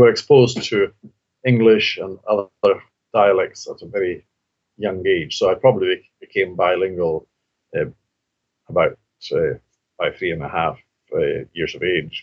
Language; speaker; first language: English; non-native, local second language; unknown